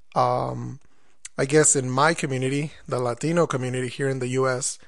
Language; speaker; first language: English; non-native, fluent; Spanish